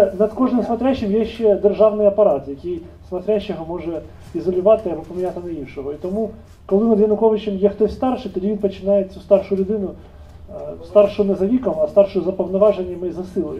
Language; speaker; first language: Ukrainian; native; Ukrainian